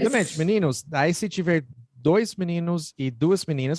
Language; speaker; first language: Portuguese; non-native, fluent; English